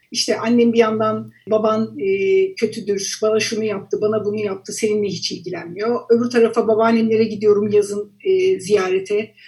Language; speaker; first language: Turkish; native; Turkish